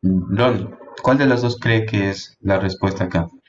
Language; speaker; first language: Spanish; native; Spanish